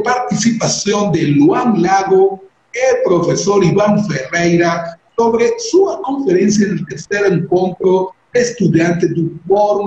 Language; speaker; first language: Portuguese; non-native, learner; Spanish